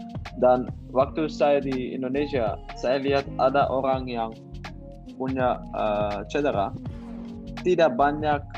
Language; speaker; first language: Indonesian; non-native, learner; Dutch